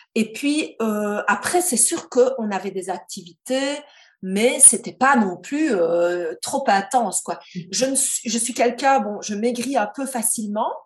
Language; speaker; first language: French; native; French